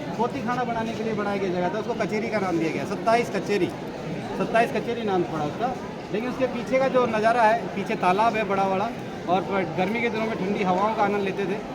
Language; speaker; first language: Hindi; native; Hindi